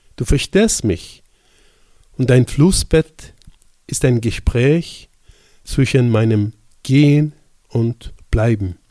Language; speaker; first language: German; non-native, fluent; Persian